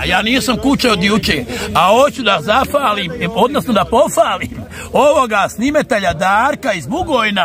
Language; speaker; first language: Serbian; native; Serbian